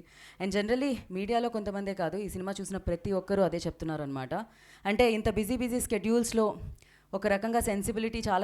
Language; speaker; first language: Telugu; native; Telugu